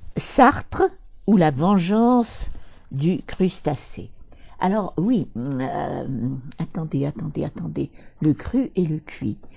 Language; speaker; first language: French; non-native, fluent; Russian